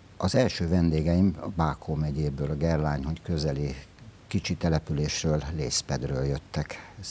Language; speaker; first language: Hungarian; native; Hungarian